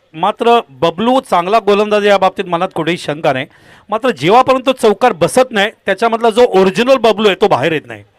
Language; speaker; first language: Marathi; non-native, local second language; Tamil